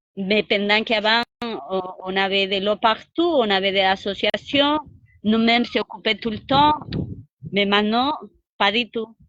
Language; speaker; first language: French; non-native, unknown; Spanish